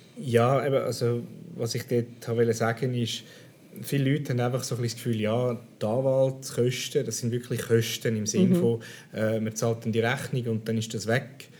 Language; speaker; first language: German; native; German